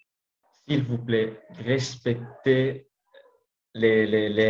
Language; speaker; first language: French; non-native, learner; Arabic